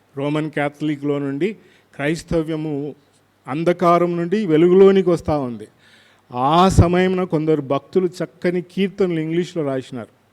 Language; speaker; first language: Telugu; non-native, local second language; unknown